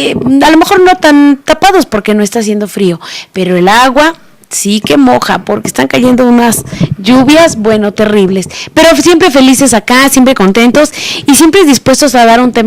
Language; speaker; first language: Spanish; native; Spanish